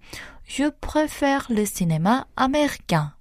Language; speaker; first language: French; non-native, fluent; Korean